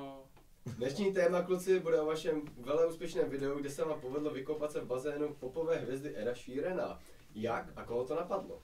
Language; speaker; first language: Czech; native; Czech